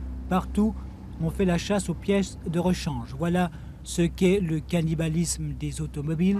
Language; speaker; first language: French; native; French